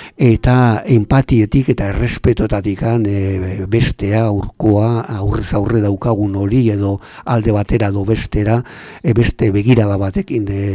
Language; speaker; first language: Basque; native; Basque